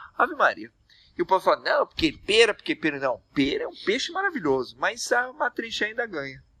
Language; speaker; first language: Portuguese; native; Portuguese